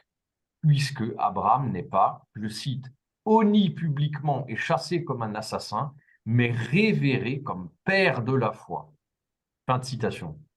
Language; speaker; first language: French; native; French